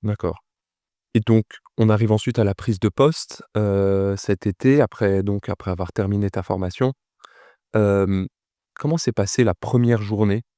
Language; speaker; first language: French; native; French